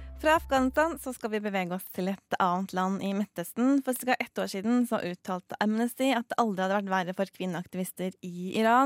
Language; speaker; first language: Norwegian; native; Norwegian